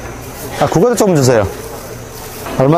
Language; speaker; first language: Korean; non-native, fluent; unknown